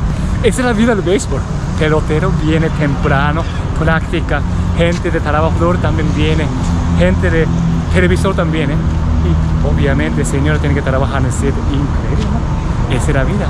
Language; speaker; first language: Spanish; non-native, learner; Japanese